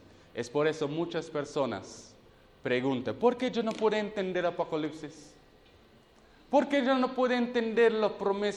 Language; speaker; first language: Spanish; non-native, fluent; English